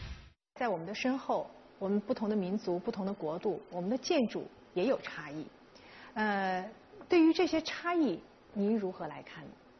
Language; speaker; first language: Chinese; native; Chinese